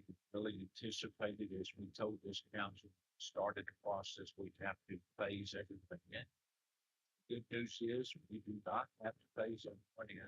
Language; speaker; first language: English; native; English